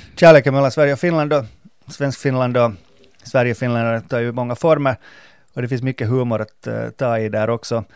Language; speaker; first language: Swedish; native; Swedish